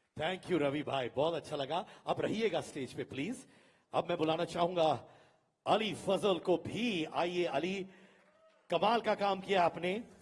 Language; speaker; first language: Hindi; native; Hindi